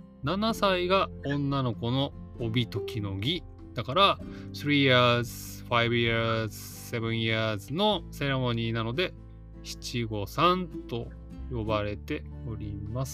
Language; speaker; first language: Japanese; native; Japanese